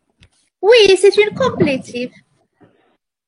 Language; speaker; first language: French; non-native, local second language; Arabic